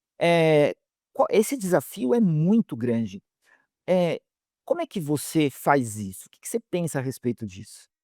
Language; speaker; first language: Portuguese; native; Portuguese